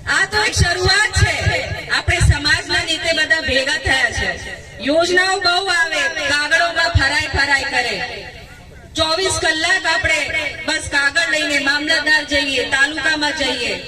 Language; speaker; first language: Gujarati; non-native, local second language; Rathawi